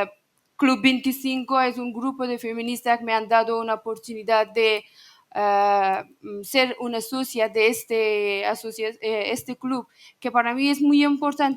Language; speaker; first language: Spanish; non-native, learner; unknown